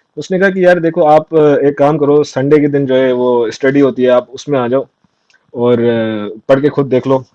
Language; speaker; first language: Urdu; non-native, local second language; Sindhi